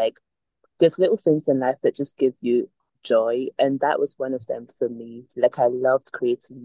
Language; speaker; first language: English; native; English